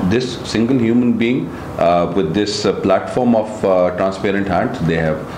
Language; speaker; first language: English; non-native, local second language; Urdu